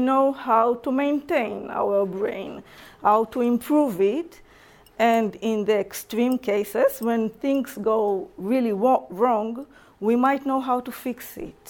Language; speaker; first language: English; non-native, fluent; Hebrew